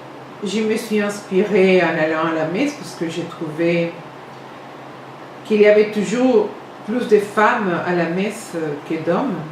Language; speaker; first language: French; non-native, fluent; Spanish